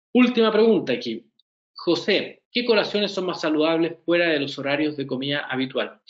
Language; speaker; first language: Spanish; native; Spanish